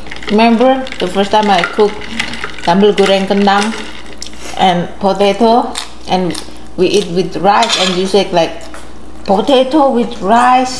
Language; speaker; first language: English; non-native, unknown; Javanese